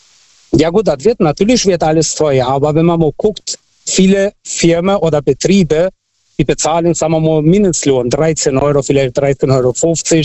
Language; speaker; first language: German; non-native, fluent; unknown